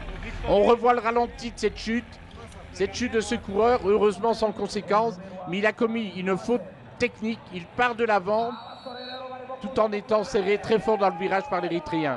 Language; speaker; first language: French; native; French